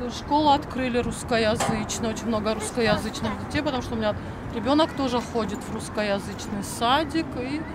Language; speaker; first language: Russian; native; Russian